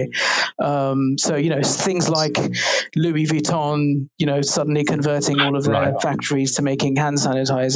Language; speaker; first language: English; native; English